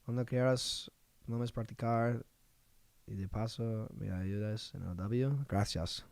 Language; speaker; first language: Spanish; non-native, learner; English